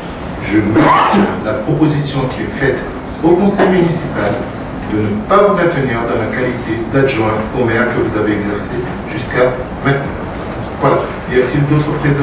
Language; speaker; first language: French; native; French